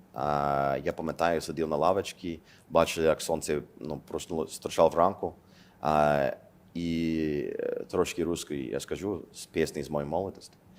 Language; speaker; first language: Ukrainian; non-native, learner; English